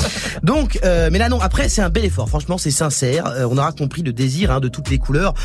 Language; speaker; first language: French; native; French